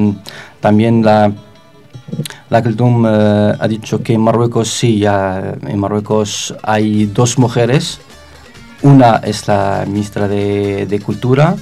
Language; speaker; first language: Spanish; non-native, fluent; Arabic